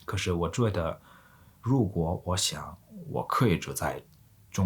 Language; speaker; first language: Chinese; non-native, learner; Mongolian